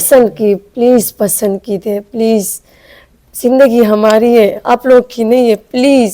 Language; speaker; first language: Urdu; non-native, local second language; Pashto